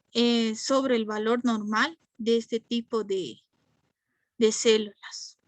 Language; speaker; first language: Spanish; native; Spanish